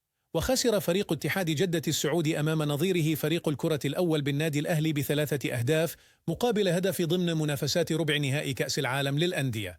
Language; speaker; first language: Arabic; native; Arabic